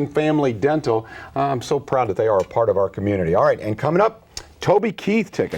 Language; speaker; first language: English; native; English